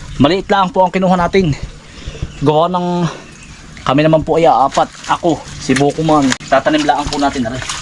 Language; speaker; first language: Filipino; native; Filipino